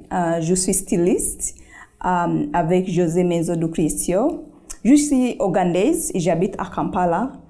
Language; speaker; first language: French; non-native, learner; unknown